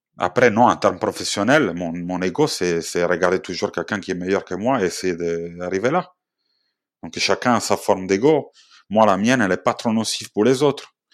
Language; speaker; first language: French; non-native, fluent; Italian